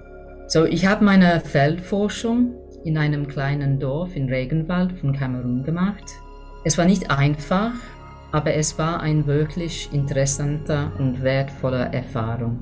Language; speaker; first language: German; non-native, fluent; English